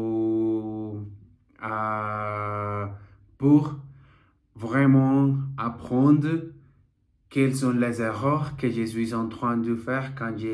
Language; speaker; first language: French; non-native, learner; Portuguese